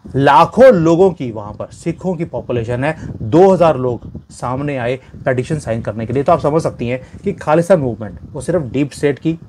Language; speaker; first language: Hindi; native; Hindi